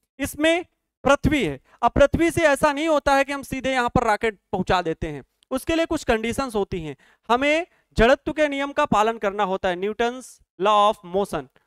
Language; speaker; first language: Hindi; native; Hindi